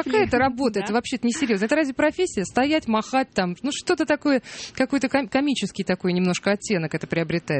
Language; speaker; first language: Russian; native; Russian